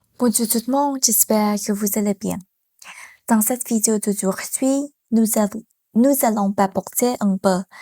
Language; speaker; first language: French; non-native, fluent; Vietnamese